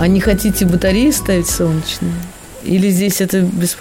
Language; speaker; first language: Russian; native; Russian